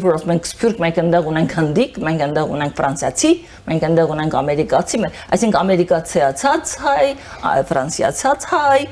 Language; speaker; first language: Armenian; early bilingual, heritage; Armenian